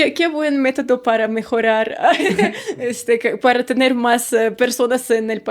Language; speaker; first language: Spanish; non-native, fluent; Russian